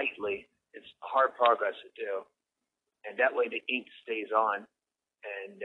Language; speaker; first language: English; native; English